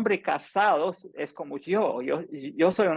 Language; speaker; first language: Spanish; non-native, fluent; English